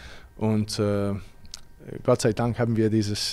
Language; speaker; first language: German; non-native, fluent; English